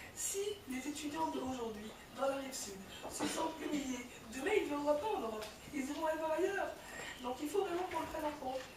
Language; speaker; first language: French; early bilingual, other home language; Kabyle